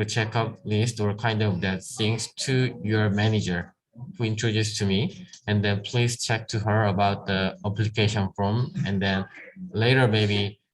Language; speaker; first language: English; non-native, learner; Korean